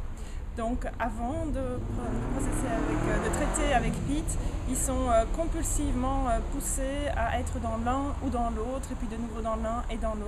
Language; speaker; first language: French; native; French